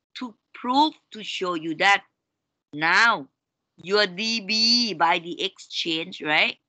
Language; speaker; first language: English; non-native, fluent; Thai